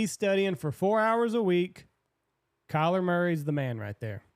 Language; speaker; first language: English; native; English